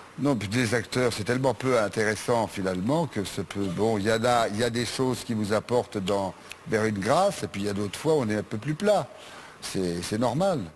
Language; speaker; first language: French; native; French